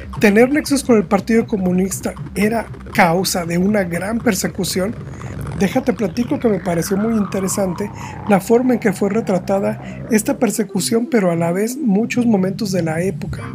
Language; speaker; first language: Spanish; native; Spanish